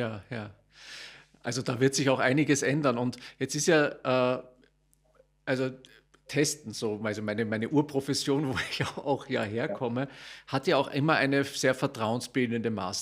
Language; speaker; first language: German; native; German